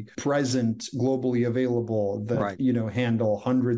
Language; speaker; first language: English; non-native, fluent; Croatian